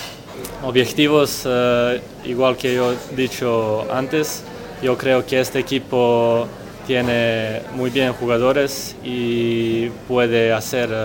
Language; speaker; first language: Spanish; non-native, learner; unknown